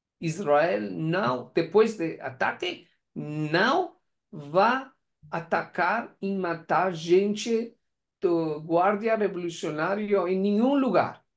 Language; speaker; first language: Portuguese; non-native, learner; Persian